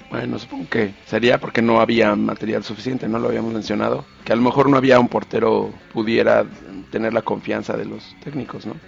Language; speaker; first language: Spanish; native; Spanish